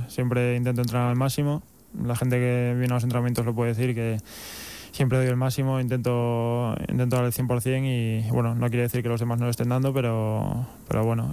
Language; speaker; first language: Spanish; native; Spanish